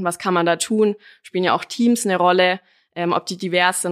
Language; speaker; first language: German; native; German